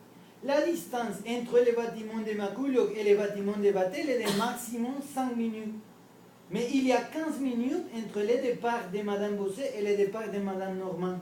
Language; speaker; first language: French; non-native, learner; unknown